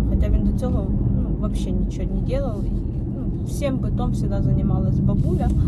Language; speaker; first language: Ukrainian; native; Ukrainian